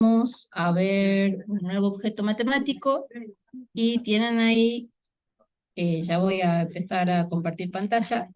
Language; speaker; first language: Spanish; native; Spanish